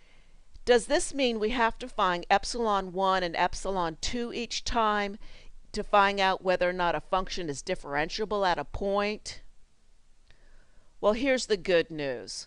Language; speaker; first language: English; native; English